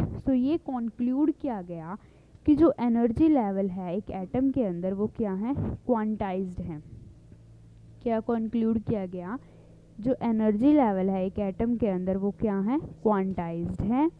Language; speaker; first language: Hindi; native; Hindi